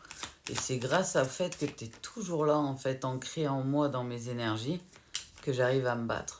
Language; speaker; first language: French; native; French